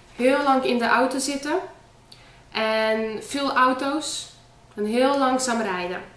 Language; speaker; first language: Dutch; non-native, fluent; Polish